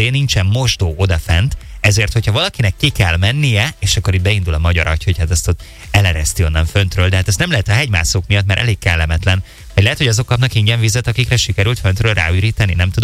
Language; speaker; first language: Hungarian; native; Hungarian